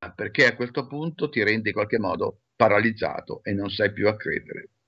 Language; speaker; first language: Italian; native; Italian